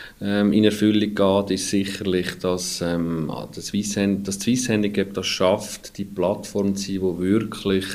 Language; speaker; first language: German; native; German